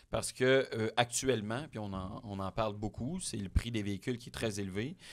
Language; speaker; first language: French; native; French